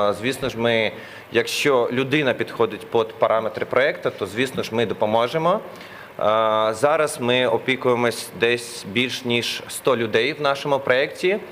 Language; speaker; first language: Ukrainian; non-native, local second language; Russian